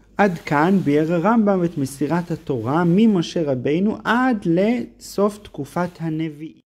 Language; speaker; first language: Hebrew; native; Hebrew